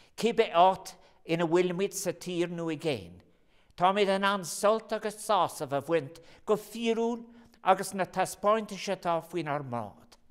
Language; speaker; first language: Irish; non-native, local second language; English